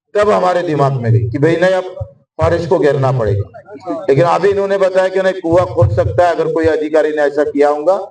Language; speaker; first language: Hindi; non-native, local second language; Marathi